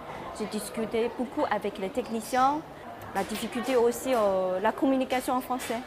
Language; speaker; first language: French; non-native, learner; Chinese